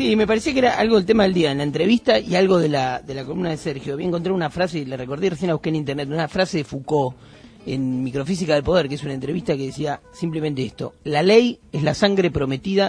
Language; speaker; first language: Spanish; native; Spanish